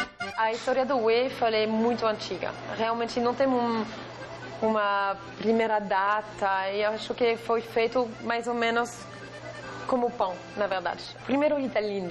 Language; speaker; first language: Portuguese; non-native, fluent; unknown